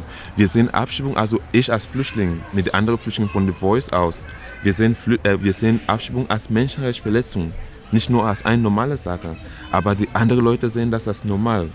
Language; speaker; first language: German; non-native, learner; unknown